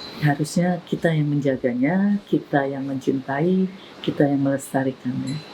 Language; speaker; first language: Indonesian; non-native, local second language; Javanese